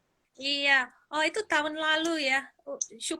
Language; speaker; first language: Indonesian; non-native, fluent; English